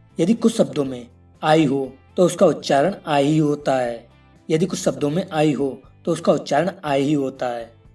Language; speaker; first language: Hindi; native; Hindi